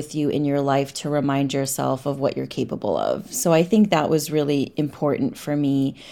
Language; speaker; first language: English; native; English